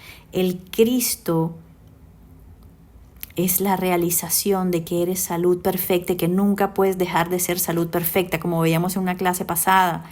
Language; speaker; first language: Spanish; native; Spanish